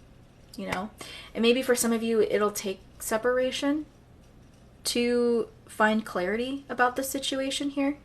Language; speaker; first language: English; native; English